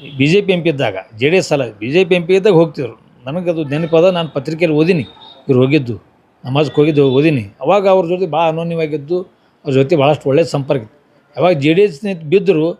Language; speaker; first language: Kannada; native; Kannada